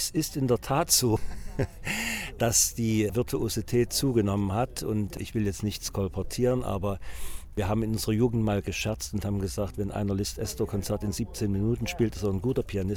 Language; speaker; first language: German; native; German